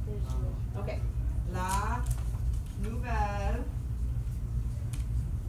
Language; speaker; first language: French; non-native, fluent; English